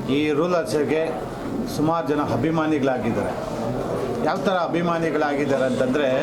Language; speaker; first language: Kannada; native; Kannada